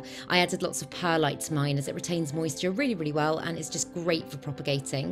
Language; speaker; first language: English; native; English